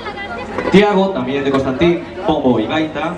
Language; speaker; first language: Spanish; native; Spanish